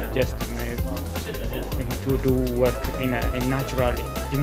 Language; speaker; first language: English; non-native, learner; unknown